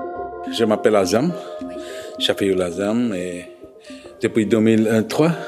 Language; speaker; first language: French; non-native, fluent; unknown